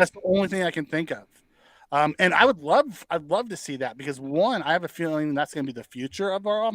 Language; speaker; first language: English; native; English